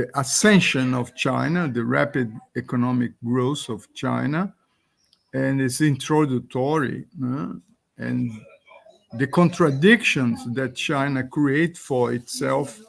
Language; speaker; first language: English; non-native, fluent; Portuguese